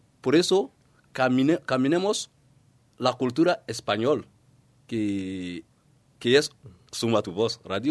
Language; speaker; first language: Spanish; non-native, learner; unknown